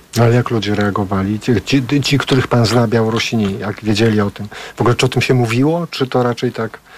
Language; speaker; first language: Polish; native; Polish